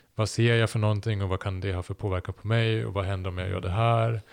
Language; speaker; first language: Swedish; non-native, fluent; German